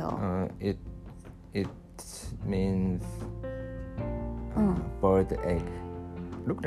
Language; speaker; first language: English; non-native, learner; Korean